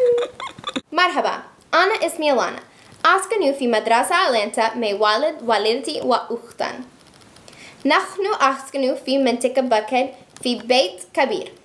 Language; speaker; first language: Arabic; non-native, learner; English